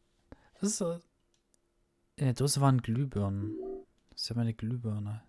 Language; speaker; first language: German; native; German